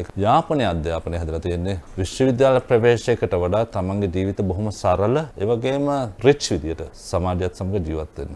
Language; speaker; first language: Sinhala; non-native, local second language; Tamil